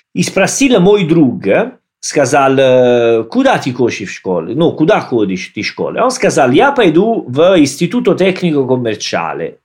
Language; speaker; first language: Russian; non-native, learner; Italian